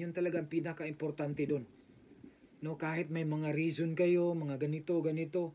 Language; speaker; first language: Filipino; native; Filipino